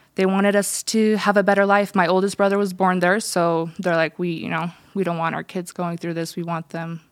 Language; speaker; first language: English; early bilingual, other home language; Russian